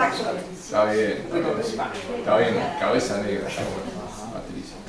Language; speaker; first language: Spanish; native; Spanish